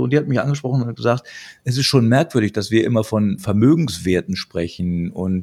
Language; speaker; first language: German; native; German